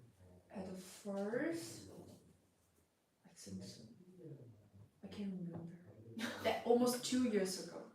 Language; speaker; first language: English; non-native, fluent; Chinese